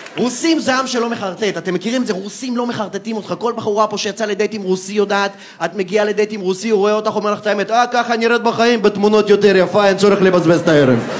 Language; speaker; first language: Hebrew; early bilingual, other home language; Russian